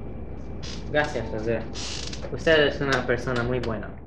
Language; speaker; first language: Spanish; non-native, learner; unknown